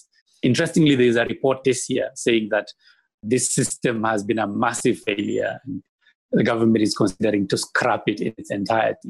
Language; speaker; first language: English; non-native, local second language; Somali